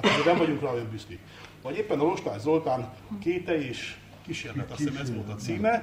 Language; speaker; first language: Hungarian; native; Hungarian